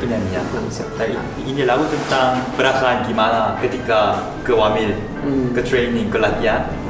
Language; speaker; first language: Indonesian; non-native, fluent; Korean